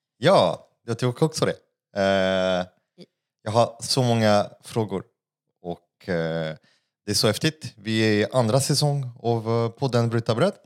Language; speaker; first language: Swedish; non-native, fluent; French